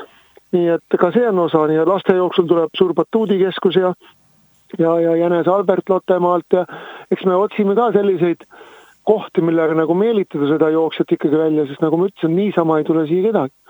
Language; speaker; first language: Estonian; native; Estonian